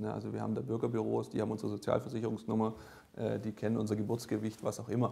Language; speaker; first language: German; native; German